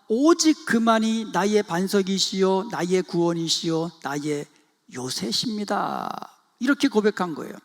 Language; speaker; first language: Korean; native; Korean